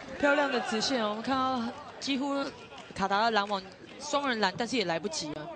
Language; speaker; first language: Chinese; native; Chinese